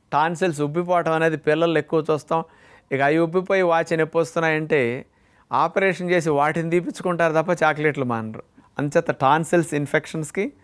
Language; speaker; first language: Telugu; native; Telugu